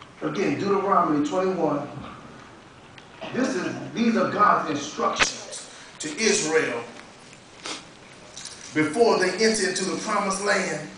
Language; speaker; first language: English; native; English